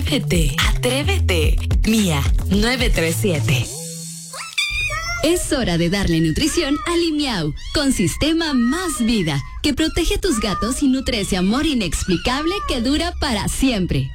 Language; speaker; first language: Spanish; native; Spanish